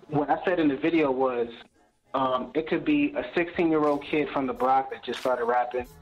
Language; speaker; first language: English; native; English